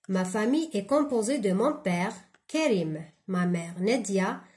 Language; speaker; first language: French; non-native, local second language; Arabic